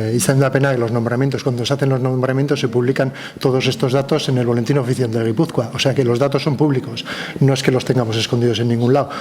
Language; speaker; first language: Spanish; non-native, local second language; Basque